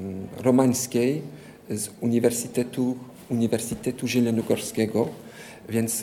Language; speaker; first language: Polish; non-native, fluent; French